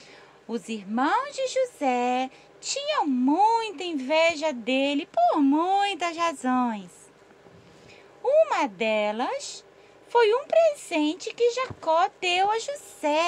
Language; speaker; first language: Portuguese; native; Portuguese